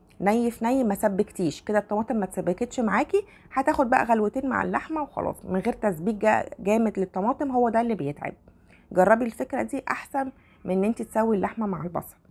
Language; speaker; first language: Arabic; native; Arabic